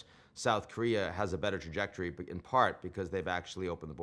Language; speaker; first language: English; native; English